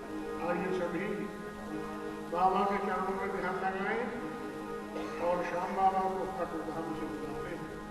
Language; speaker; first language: Hindi; native; Hindi